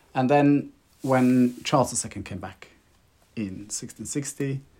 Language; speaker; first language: English; non-native, fluent; Norwegian